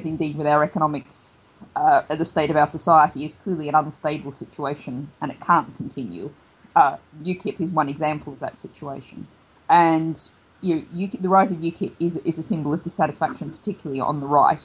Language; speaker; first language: English; native; English